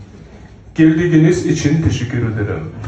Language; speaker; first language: Turkish; non-native, learner; Kazakh